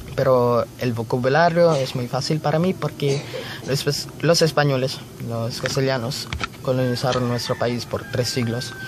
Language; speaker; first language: Spanish; non-native, learner; Filipino